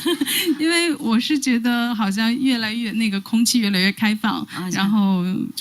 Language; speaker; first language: Chinese; native; Chinese